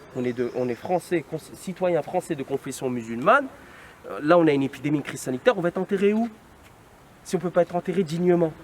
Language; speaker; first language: French; native; French